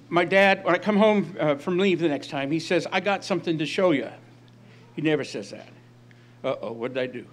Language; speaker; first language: English; native; English